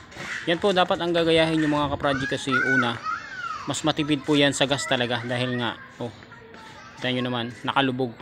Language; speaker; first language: Filipino; native; Filipino